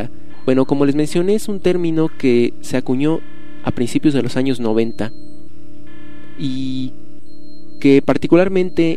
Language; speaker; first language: Spanish; native; Spanish